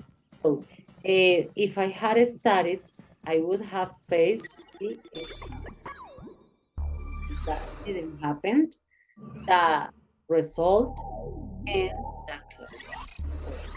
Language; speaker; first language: English; non-native, learner; Spanish